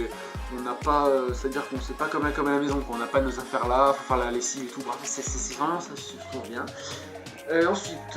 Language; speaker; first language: French; native; French